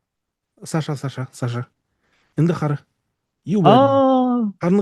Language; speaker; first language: Mongolian; non-native, learner; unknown